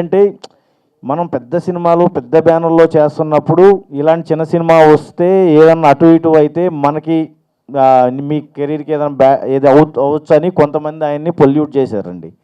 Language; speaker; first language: Telugu; native; Telugu